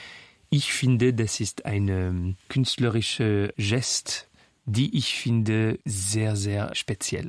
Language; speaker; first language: German; non-native, fluent; French